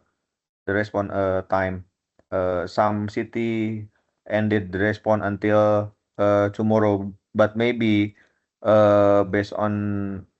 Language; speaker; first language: English; non-native, fluent; Indonesian